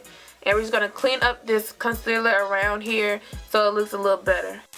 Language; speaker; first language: English; native; English